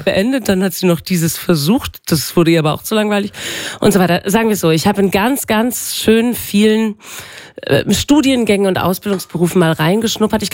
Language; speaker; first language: German; non-native, local second language; Low German